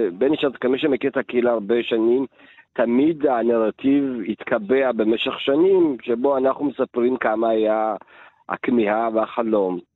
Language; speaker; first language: Hebrew; early bilingual, other home language; Amharic